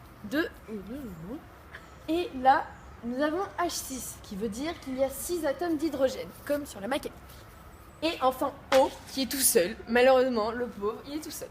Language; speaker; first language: French; native; French